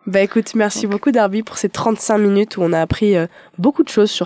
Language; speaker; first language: French; native; French